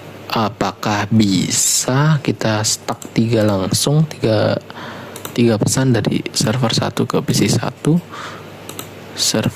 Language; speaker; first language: Indonesian; native; Indonesian